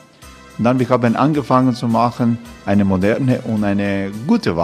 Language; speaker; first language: German; non-native, learner; Croatian